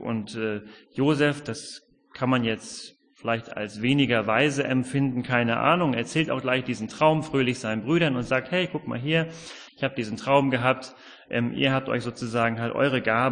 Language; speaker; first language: German; native; German